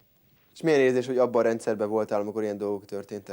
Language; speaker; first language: Hungarian; native; Hungarian